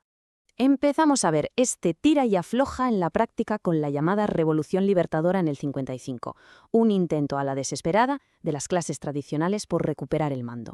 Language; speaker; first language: Spanish; native; Spanish